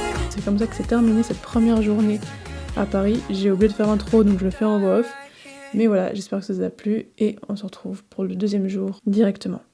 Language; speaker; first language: French; native; French